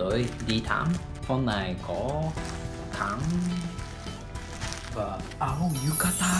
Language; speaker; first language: Vietnamese; non-native, learner; Japanese